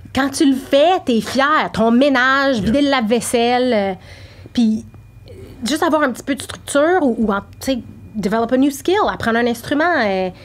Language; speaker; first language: French; native; French